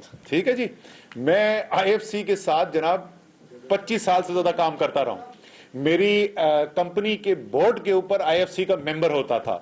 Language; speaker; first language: Urdu; native; Urdu